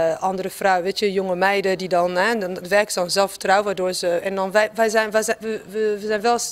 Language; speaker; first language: Dutch; non-native, fluent; French